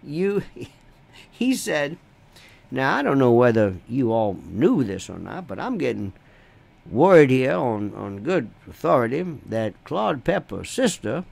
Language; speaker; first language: English; native; English